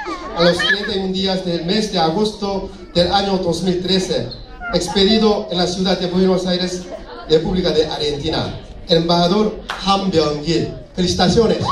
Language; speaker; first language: Spanish; non-native, local second language; Korean